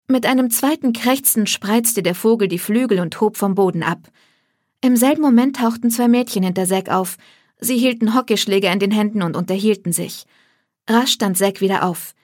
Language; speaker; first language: German; native; German